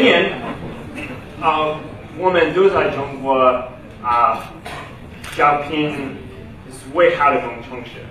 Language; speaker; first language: Chinese; non-native, learner; English